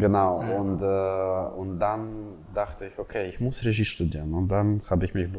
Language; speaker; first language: German; non-native, fluent; Russian